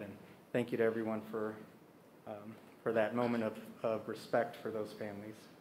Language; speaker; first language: English; early bilingual, other home language; Spanish